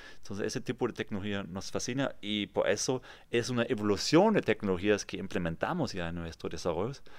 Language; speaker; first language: Spanish; non-native, fluent; German